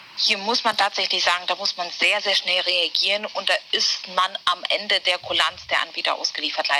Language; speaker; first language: German; native; German